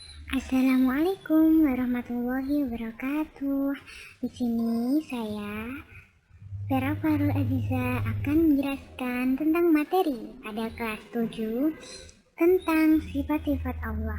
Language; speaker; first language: Indonesian; native; Indonesian